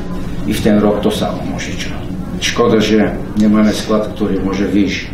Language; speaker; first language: Polish; non-native, learner; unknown